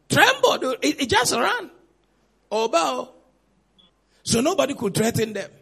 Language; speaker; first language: English; non-native, local second language; Akan